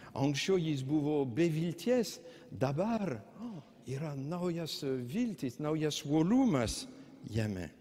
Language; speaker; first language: Lithuanian; non-native, fluent; French